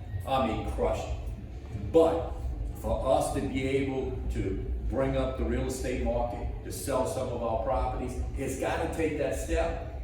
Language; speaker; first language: English; native; English